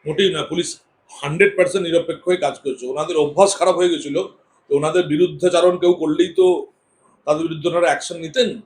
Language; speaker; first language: Bangla; native; Bangla